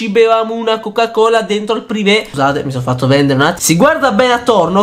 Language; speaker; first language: Italian; native; Italian